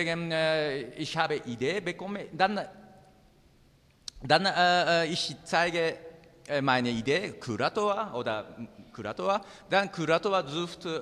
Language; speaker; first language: German; non-native, learner; Japanese